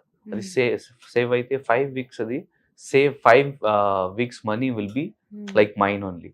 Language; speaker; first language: Telugu; non-native, learner; Hindi